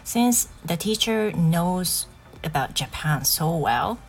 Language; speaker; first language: English; non-native, learner; Japanese